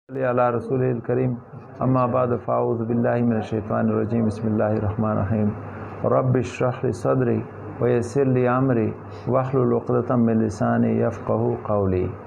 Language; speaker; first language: Urdu; non-native, local second language; Pashto